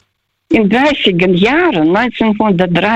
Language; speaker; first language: German; early bilingual, heritage; Russian